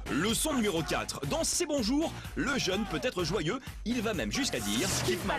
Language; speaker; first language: French; native; French